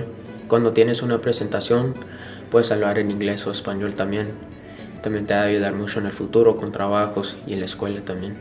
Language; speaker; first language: Spanish; early bilingual, heritage; Spanish